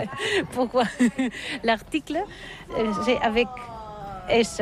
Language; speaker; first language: French; non-native, learner; Catalan